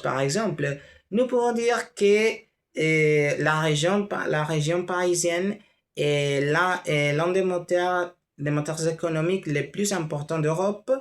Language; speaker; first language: French; non-native, learner; Spanish